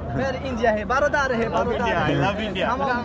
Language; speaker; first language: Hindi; non-native, learner; Tajik